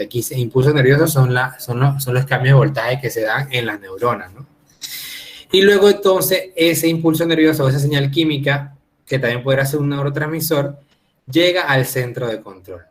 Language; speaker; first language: Spanish; native; Spanish